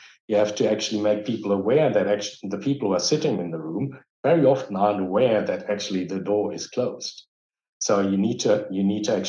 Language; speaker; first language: English; non-native, fluent; German